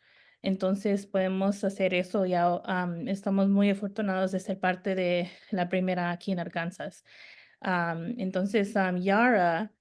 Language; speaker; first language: Spanish; early bilingual, heritage; Spanish